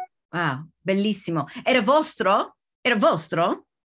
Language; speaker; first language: Italian; non-native, learner; English